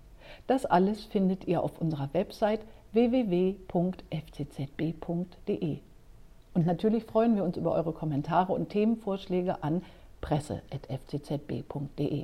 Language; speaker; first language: German; native; German